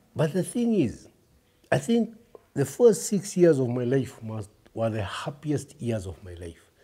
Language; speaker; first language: English; early bilingual, other home language; Kikuyu